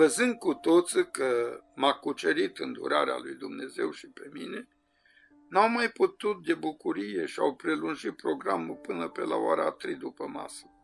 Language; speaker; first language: Romanian; native; Romanian